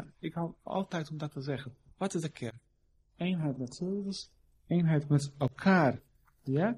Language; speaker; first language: Dutch; non-native, fluent; Portuguese